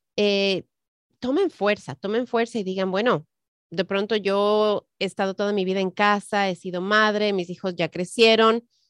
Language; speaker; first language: Spanish; native; Spanish